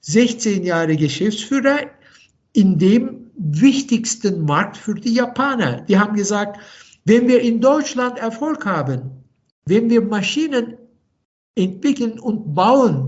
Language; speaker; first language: German; non-native, fluent; Turkish